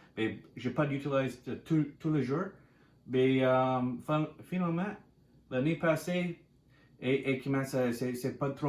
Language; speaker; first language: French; non-native, learner; English